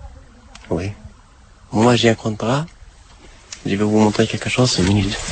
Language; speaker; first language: French; non-native, learner; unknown